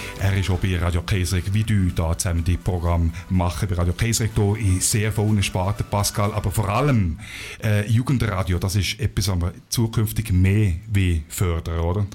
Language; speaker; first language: German; native; German